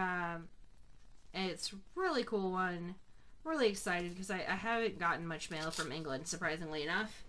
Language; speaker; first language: English; native; English